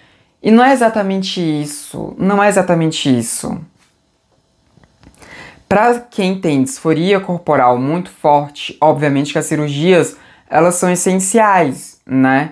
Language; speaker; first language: Portuguese; native; Portuguese